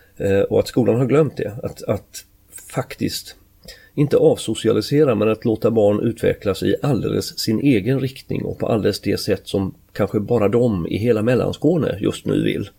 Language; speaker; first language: Swedish; native; Swedish